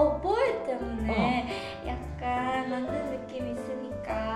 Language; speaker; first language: Korean; non-native, learner; Filipino